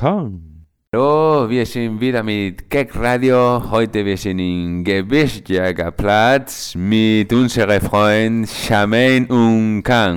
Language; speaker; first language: German; non-native, fluent; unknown